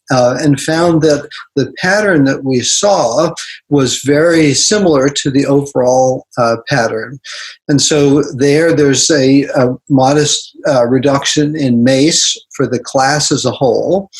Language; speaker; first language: English; native; English